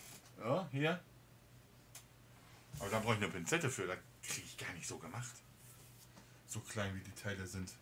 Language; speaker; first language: German; native; German